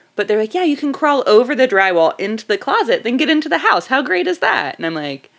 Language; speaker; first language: English; native; English